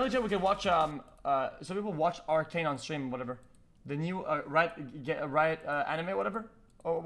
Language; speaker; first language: English; non-native, local second language; French